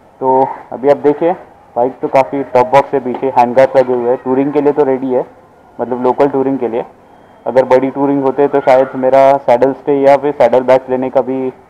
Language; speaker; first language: Hindi; non-native, local second language; Marathi